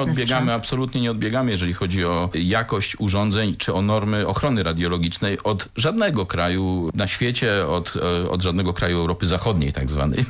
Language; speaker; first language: Polish; native; Polish